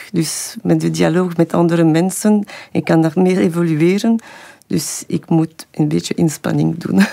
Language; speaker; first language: Dutch; non-native, local second language; French